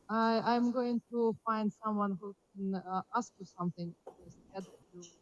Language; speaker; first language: English; non-native, fluent; Ukrainian